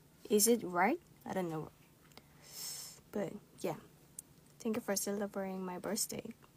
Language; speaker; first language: English; non-native, learner; Korean